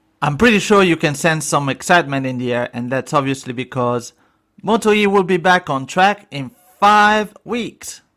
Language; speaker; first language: English; non-native, fluent; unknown